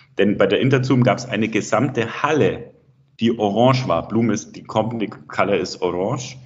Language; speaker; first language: German; native; German